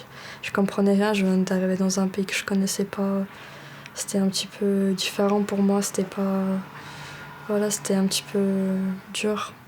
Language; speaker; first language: French; early bilingual, other home language; Georgian